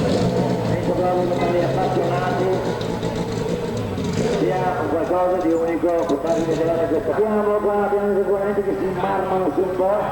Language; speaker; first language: Italian; native; Italian